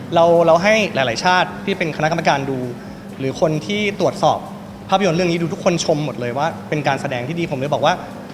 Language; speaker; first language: Thai; native; Thai